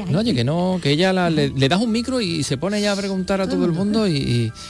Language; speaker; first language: Spanish; native; Spanish